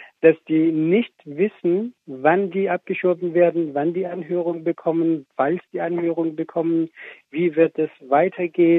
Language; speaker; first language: German; non-native, fluent; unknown